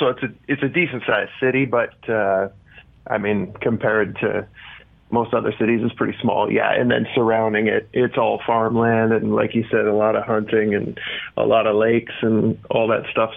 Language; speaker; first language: English; native; English